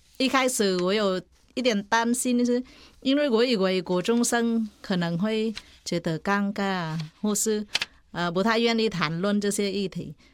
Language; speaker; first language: Chinese; non-native, fluent; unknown